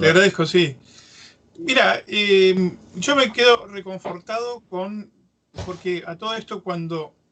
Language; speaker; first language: Spanish; native; Spanish